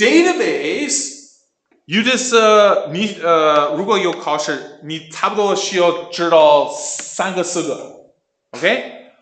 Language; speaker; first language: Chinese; non-native, learner; English